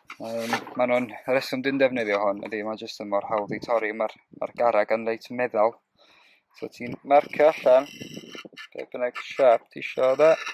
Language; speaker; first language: Welsh; native; Welsh